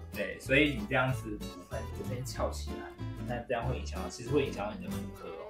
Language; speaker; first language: Chinese; native; Chinese